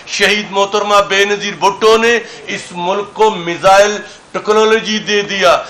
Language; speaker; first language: Urdu; non-native, local second language; Baluchi